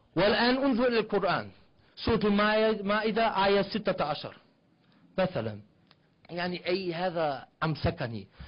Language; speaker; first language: Arabic; non-native, fluent; German